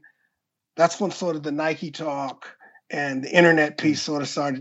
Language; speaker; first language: English; native; English